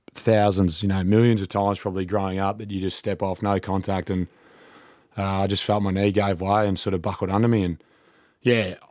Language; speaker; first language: English; native; English